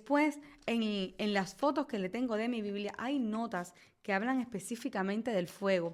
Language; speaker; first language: Spanish; native; Spanish